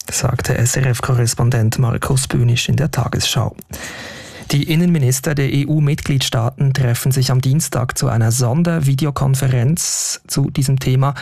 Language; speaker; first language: German; native; German